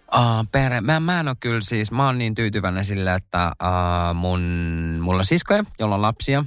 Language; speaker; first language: Finnish; native; Finnish